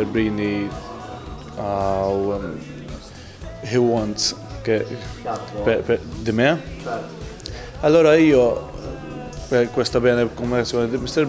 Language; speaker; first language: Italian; non-native, learner; Maltese